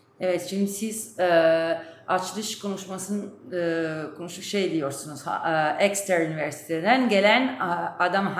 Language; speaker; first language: Turkish; non-native, fluent; Italian